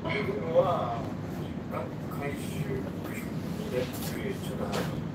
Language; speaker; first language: Chinese; non-native, learner; Japanese